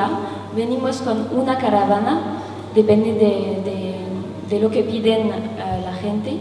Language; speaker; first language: Spanish; non-native, learner; French